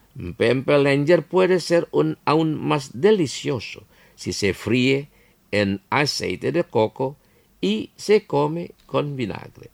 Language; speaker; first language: Spanish; non-native, fluent; Indonesian